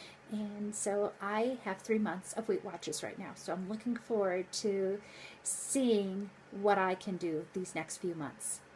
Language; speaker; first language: English; native; English